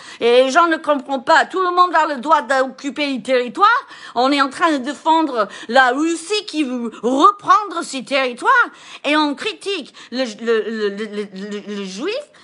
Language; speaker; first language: French; non-native, fluent; English